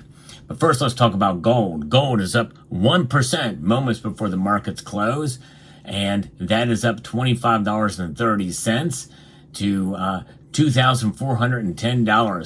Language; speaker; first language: English; native; English